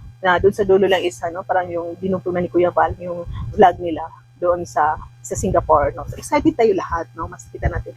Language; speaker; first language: Filipino; non-native, local second language; Cebuano